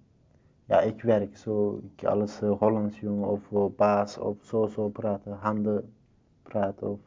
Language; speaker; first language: Dutch; non-native, learner; Turkish